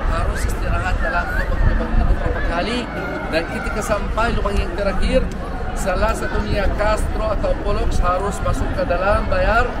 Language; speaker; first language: Indonesian; non-native, learner; Arabic